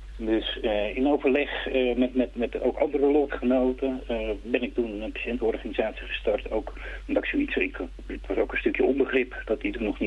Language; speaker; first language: Dutch; native; Dutch